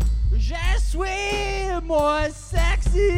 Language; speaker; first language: French; non-native, learner; English